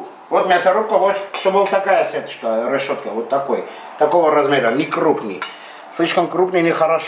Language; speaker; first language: Russian; non-native, fluent; Armenian